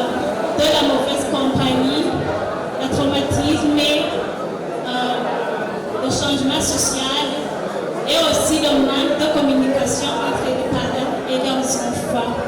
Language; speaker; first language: French; non-native, local second language; Rundi